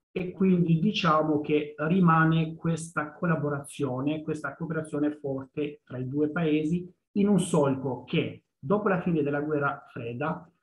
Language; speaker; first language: Italian; non-native, fluent; Albanian